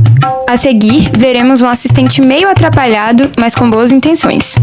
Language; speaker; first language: Portuguese; native; Portuguese